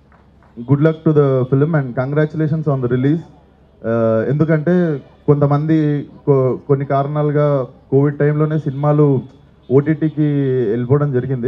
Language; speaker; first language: Telugu; native; Telugu